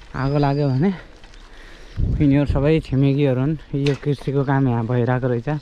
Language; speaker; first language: Nepali; native; Nepali